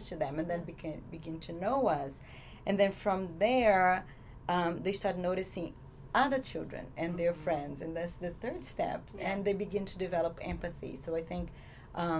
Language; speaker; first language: English; non-native, fluent; Portuguese